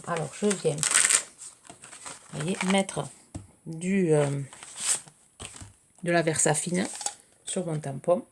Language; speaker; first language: French; native; French